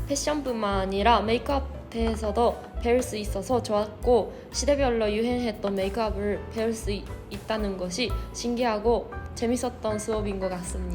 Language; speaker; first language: Korean; non-native, fluent; Japanese